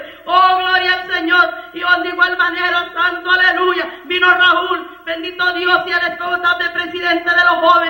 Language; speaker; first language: Spanish; native; Spanish